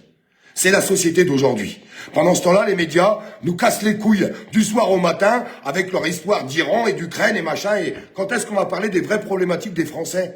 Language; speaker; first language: French; native; French